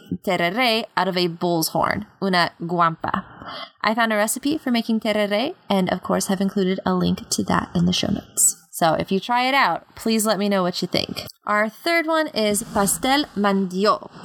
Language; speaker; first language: English; native; English